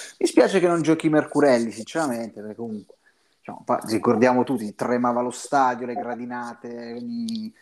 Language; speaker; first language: Italian; native; Italian